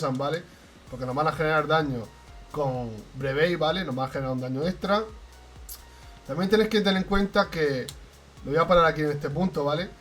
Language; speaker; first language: Spanish; native; Spanish